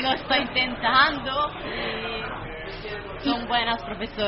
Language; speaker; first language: Spanish; non-native, fluent; Italian